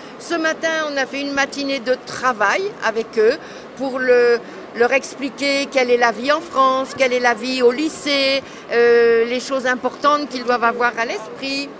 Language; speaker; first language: French; native; French